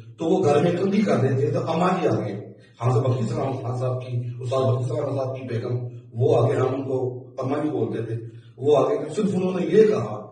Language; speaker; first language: Urdu; native; Urdu